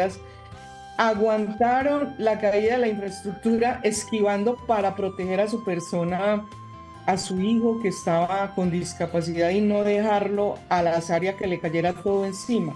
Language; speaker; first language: Spanish; native; Spanish